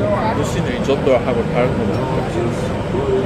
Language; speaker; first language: Korean; non-native, learner; Japanese